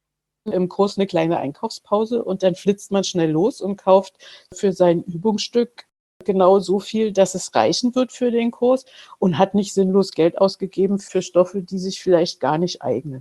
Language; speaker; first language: German; native; German